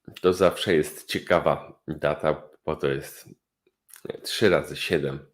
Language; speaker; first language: Polish; native; Polish